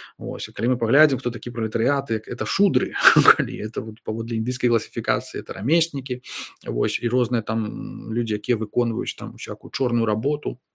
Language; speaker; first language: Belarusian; non-native, local second language; Russian